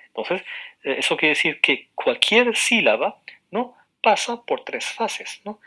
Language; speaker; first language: Spanish; non-native, fluent; Arabic